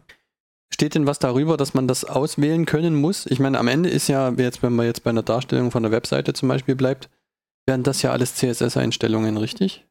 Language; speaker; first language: German; native; German